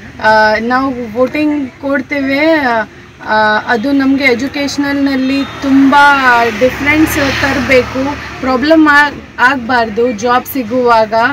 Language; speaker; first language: Kannada; non-native, local second language; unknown